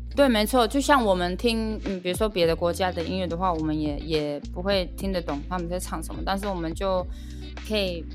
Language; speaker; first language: Chinese; non-native, local second language; Amis